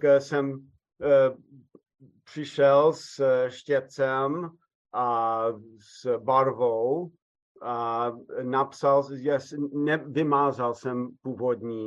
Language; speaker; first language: Czech; non-native, fluent; English